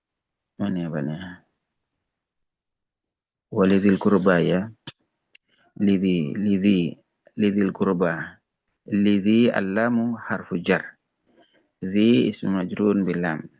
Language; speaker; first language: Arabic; non-native, fluent; Indonesian